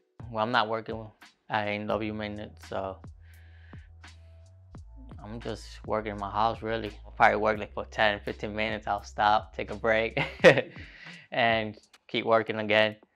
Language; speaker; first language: English; non-native, fluent; Spanish